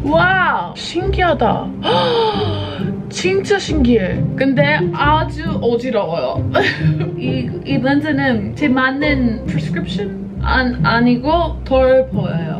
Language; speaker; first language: Korean; non-native, fluent; English